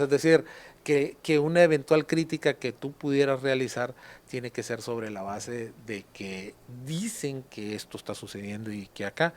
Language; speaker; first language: Spanish; native; Spanish